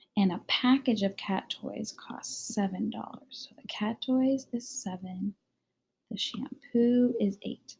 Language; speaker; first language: English; native; English